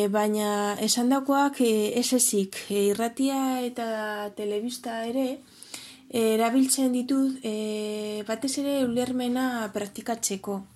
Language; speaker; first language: Basque; non-native, local second language; Spanish